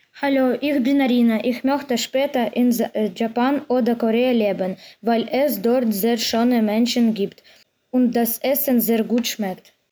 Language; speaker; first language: German; non-native, learner; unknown